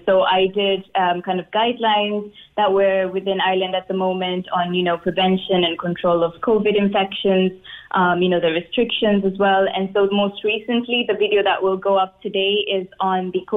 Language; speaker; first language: English; non-native, local second language; Swahili